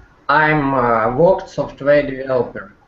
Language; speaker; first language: English; non-native, learner; Russian